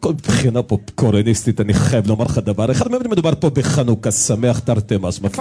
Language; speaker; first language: Hebrew; native; Hebrew